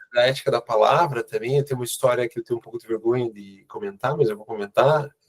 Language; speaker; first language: Portuguese; native; Portuguese